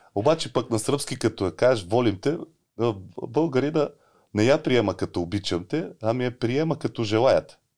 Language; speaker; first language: Bulgarian; native; Bulgarian